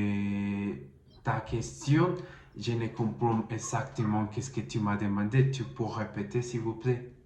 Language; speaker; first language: French; non-native, learner; Spanish